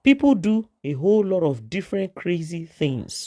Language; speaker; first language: English; non-native, local second language; Yoruba